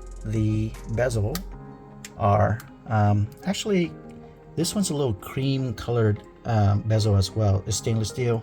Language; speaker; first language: English; native; English